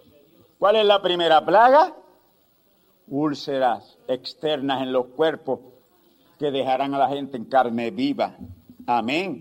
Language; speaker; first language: Spanish; native; Spanish